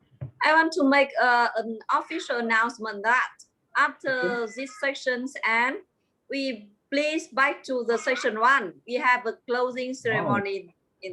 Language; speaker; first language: English; non-native, fluent; Vietnamese